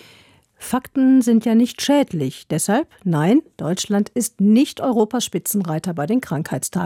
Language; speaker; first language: German; native; German